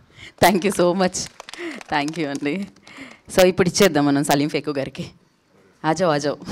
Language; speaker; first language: Telugu; native; Telugu